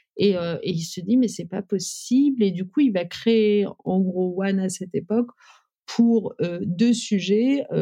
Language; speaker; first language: French; early bilingual, other home language; Riffian